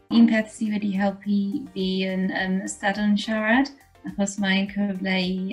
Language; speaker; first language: Welsh; non-native, fluent; English